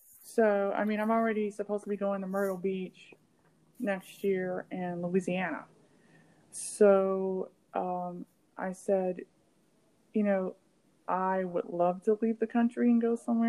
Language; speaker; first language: English; native; English